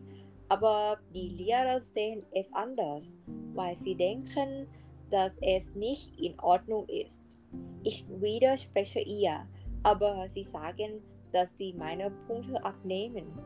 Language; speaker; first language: German; non-native, learner; Thai